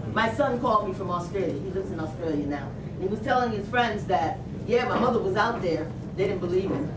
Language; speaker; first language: English; native; English